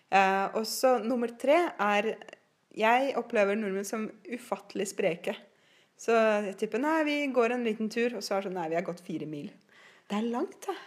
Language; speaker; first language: Norwegian; non-native, fluent; Russian